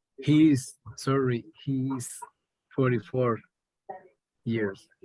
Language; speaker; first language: English; non-native, learner; Spanish